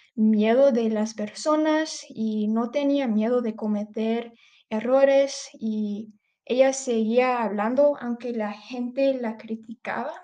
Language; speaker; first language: Spanish; early bilingual, heritage; English